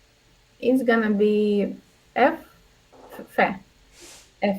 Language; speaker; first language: English; non-native, learner; Russian